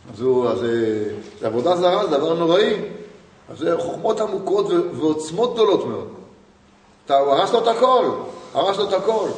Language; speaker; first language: Hebrew; native; Hebrew